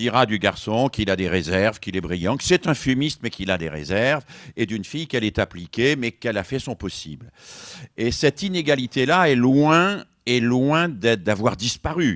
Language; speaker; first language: French; native; French